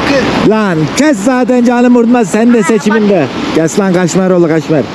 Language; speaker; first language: Turkish; native; Turkish